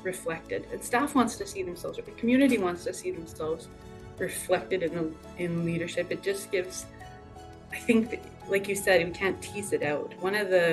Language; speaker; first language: English; native; English